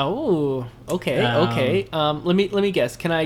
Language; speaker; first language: English; native; English